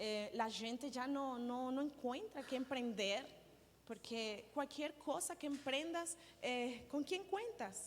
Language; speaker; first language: Portuguese; non-native, learner; Spanish